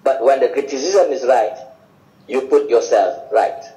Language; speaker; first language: English; non-native, local second language; Malay